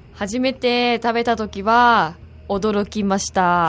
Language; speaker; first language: Japanese; non-native, learner; Korean